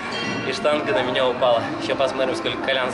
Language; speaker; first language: Russian; native; Russian